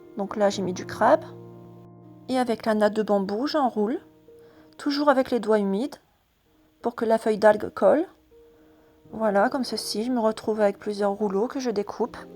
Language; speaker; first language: French; native; French